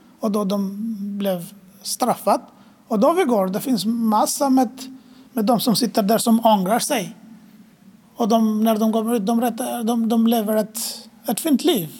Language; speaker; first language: Swedish; non-native, fluent; Arabic